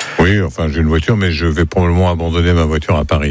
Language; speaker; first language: French; native; French